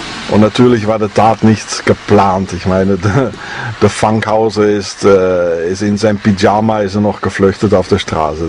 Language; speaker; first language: German; non-native, fluent; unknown